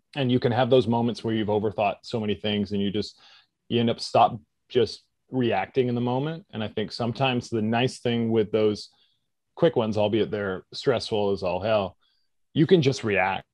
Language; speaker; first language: English; native; English